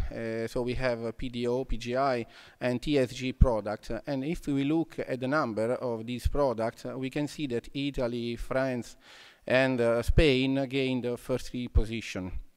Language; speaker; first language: English; non-native, fluent; Italian